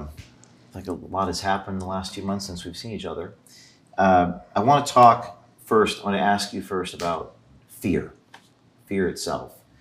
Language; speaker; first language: English; native; English